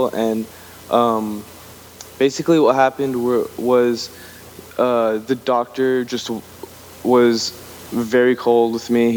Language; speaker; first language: English; native; English